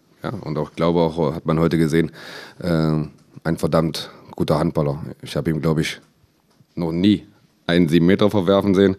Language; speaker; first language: German; native; German